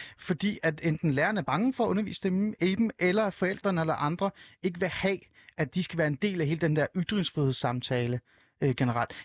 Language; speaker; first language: Danish; early bilingual, other home language; Persian